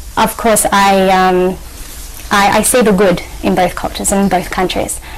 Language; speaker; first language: English; native; English